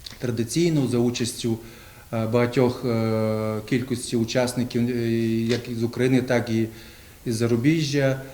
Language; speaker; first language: Ukrainian; native; Ukrainian